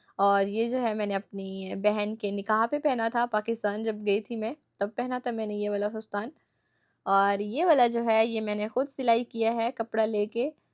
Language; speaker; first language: Urdu; native; Urdu